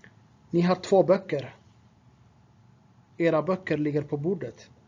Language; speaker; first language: Swedish; non-native, fluent; Tigrinya